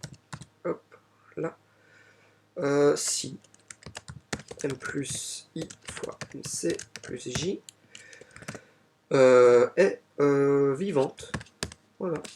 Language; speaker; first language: French; native; French